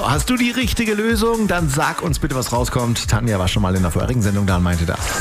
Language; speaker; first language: German; native; German